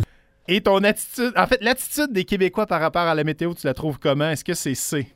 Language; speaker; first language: French; native; French